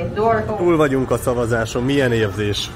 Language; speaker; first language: Hungarian; native; Hungarian